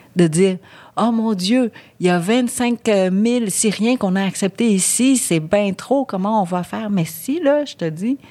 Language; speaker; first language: French; early bilingual, other home language; Vietnamese